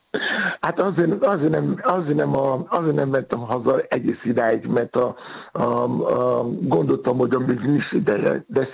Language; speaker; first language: Hungarian; non-native, fluent; Yoruba